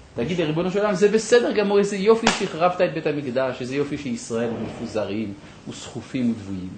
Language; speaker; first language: Hebrew; non-native, fluent; French